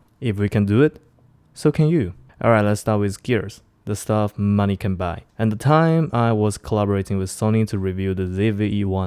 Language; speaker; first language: English; non-native, fluent; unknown